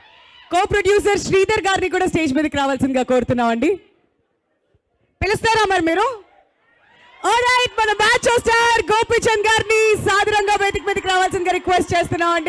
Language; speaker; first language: Telugu; native; Telugu